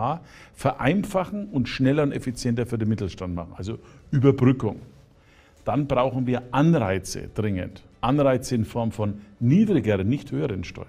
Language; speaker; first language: German; native; German